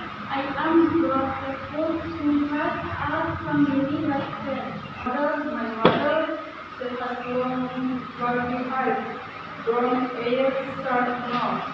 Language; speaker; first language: English; non-native, learner; Indonesian